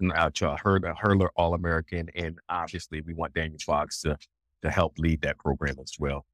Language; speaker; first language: English; native; English